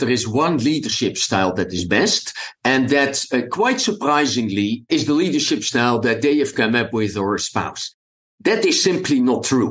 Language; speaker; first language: English; non-native, fluent; Dutch